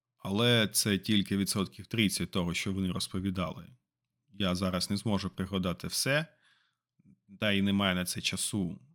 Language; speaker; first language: Ukrainian; non-native, local second language; Russian